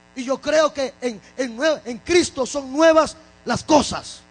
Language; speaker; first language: Spanish; native; Spanish